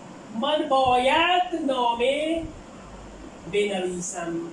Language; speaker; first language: Persian; non-native, fluent; Urdu